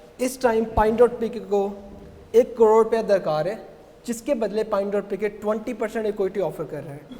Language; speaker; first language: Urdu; native; Urdu